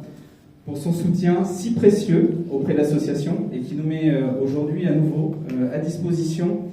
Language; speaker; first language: French; native; French